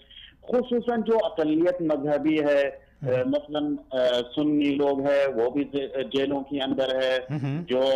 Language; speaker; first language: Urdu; non-native, learner; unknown